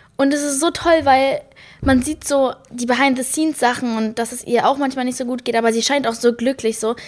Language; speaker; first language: German; native; German